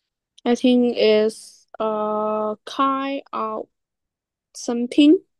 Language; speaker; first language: English; non-native, learner; Vietnamese